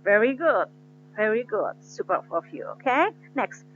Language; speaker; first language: English; non-native, fluent; Indonesian